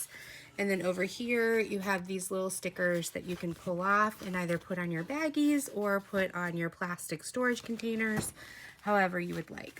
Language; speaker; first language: English; native; English